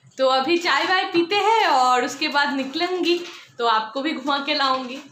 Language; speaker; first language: Hindi; non-native, local second language; Bangla